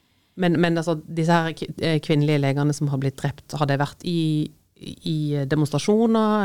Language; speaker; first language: Norwegian; native; Norwegian